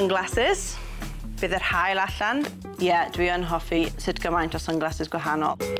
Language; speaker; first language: Welsh; non-native, local second language; English